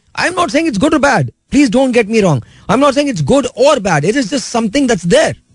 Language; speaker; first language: Urdu; native; Urdu